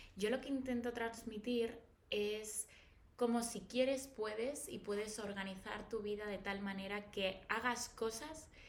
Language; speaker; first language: Spanish; native; Spanish